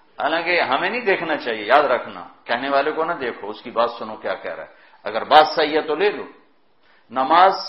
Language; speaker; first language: Urdu; non-native, local second language; Punjabi